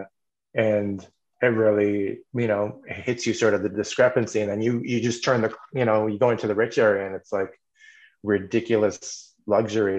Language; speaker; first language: English; native; English